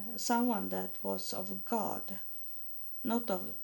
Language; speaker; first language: English; non-native, learner; Swedish